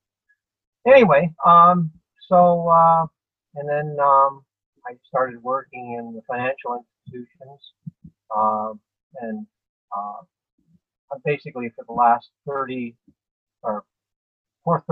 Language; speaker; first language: English; native; English